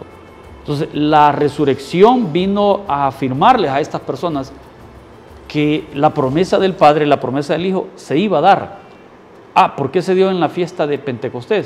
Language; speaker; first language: Spanish; native; Spanish